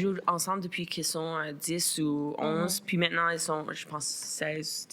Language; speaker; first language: French; non-native, local second language; English